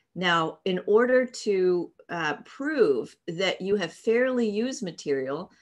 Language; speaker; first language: English; native; English